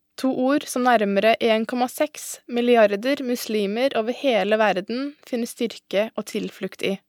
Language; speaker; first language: Norwegian; early bilingual, other home language; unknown